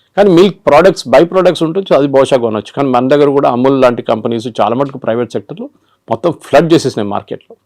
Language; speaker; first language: Telugu; non-native, local second language; Malayalam